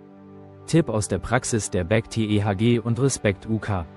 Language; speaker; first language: German; native; German